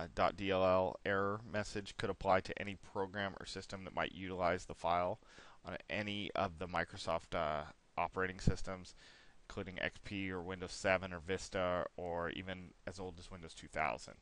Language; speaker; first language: English; native; English